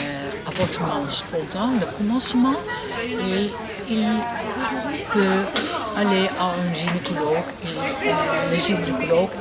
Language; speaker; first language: French; non-native, learner; Dutch